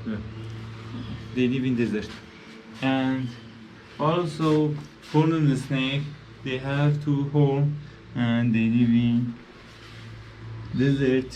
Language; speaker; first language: English; non-native, learner; Persian